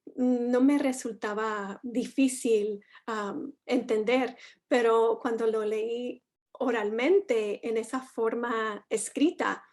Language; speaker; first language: Spanish; non-native, fluent; English